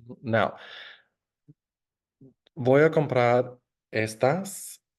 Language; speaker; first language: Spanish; non-native, fluent; English